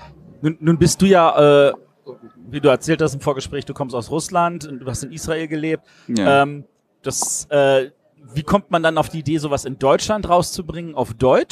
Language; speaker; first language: German; native; German